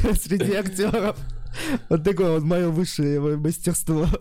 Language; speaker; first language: Russian; native; Russian